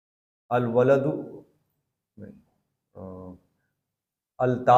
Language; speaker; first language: Arabic; non-native, learner; Urdu